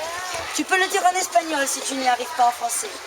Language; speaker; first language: French; native; French